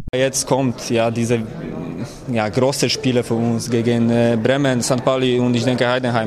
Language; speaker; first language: German; non-native, learner; Polish